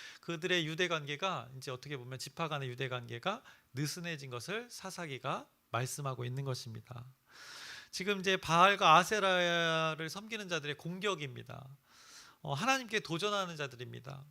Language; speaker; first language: Korean; native; Korean